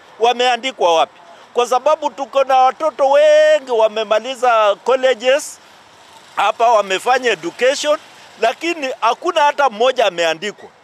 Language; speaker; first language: Swahili; non-native, local second language; Luo (Kenya and Tanzania)